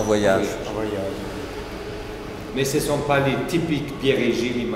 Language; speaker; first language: French; non-native, learner; German